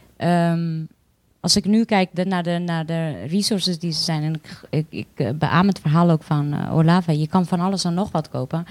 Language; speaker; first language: Dutch; early bilingual, other home language; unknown